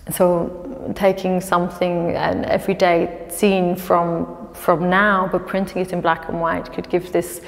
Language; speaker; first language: English; native; English